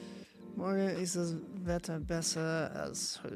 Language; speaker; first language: German; non-native, learner; English